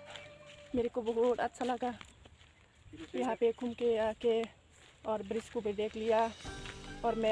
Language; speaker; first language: Hindi; non-native, local second language; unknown